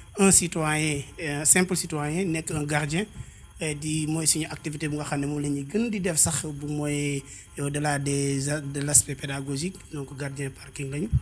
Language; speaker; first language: Wolof; native; Wolof